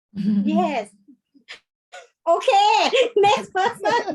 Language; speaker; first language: English; non-native, learner; Thai